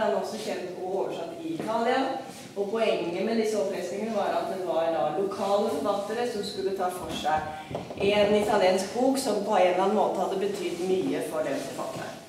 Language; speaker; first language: Norwegian; non-native, fluent; Italian